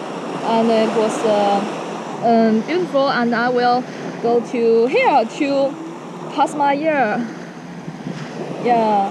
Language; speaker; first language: English; non-native, learner; Chinese